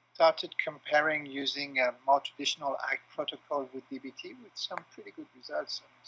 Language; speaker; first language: English; non-native, fluent; French